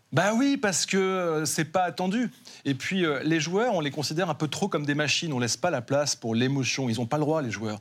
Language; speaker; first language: French; native; French